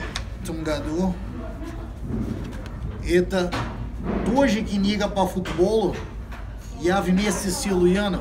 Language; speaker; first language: Russian; non-native, fluent; Portuguese